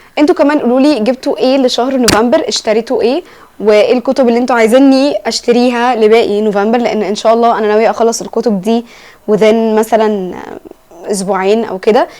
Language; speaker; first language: Egyptian Arabic; native; Egyptian Arabic